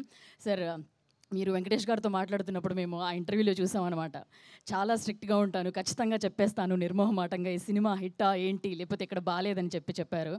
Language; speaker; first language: Telugu; native; Telugu